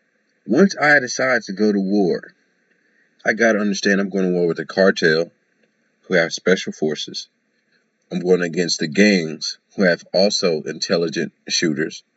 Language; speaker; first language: English; native; English